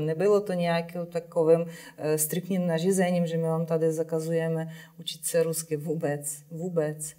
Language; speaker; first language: Czech; non-native, fluent; Ukrainian